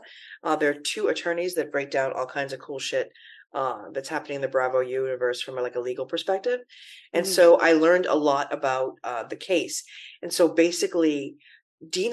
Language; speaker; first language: English; native; English